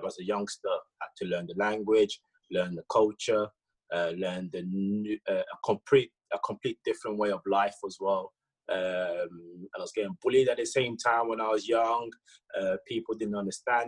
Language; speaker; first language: English; early bilingual, other home language; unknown